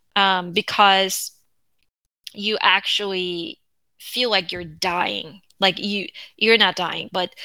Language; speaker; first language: English; non-native, fluent; Korean